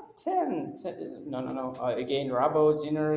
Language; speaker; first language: English; non-native, fluent; Russian